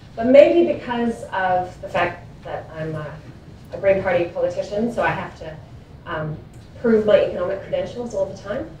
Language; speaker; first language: English; native; English